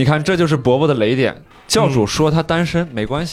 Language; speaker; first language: Chinese; native; Chinese